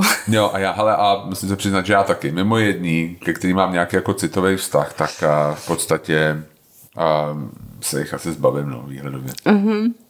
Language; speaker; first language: Czech; native; Czech